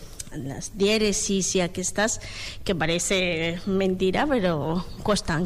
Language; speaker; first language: Catalan; non-native, learner; Spanish